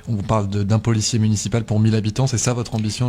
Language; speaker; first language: French; native; French